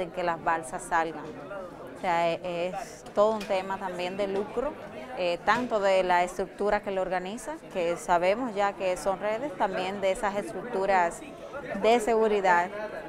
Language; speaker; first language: Spanish; native; Spanish